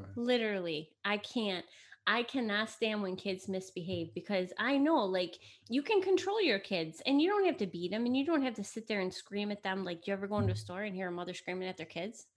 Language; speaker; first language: English; early bilingual, other home language; Italian